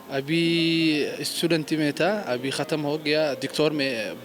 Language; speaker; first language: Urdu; non-native, learner; Somali